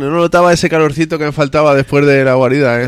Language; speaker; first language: Spanish; native; Spanish